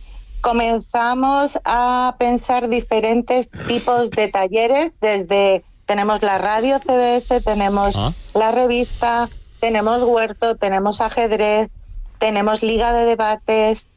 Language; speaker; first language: Spanish; native; Spanish